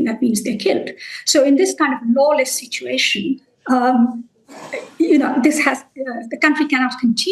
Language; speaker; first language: English; non-native, local second language; Bangla